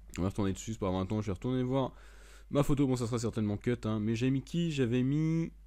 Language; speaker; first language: French; native; French